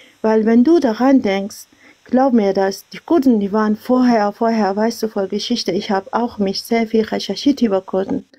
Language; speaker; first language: German; non-native, learner; Arabic